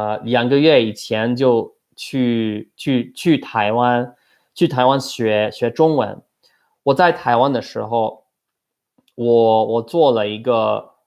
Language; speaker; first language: Chinese; non-native, learner; English